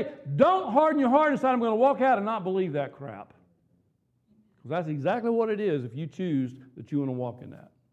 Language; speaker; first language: English; native; English